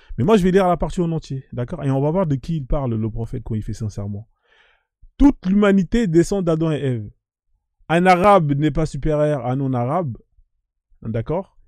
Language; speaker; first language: French; native; French